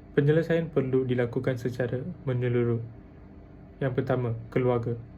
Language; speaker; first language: Malay; non-native, local second language; Tamil